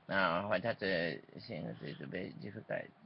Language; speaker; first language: English; non-native, learner; Japanese